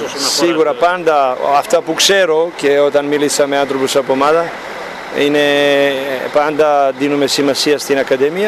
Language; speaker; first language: Greek; non-native, fluent; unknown